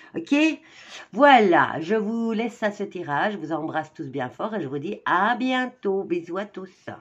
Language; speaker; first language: French; native; French